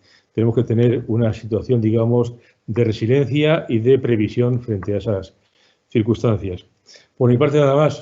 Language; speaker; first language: Spanish; native; Spanish